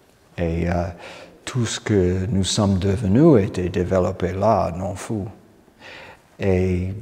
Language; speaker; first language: French; non-native, fluent; English